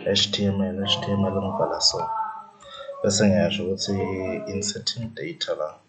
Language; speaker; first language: Zulu; non-native, local second language; Swati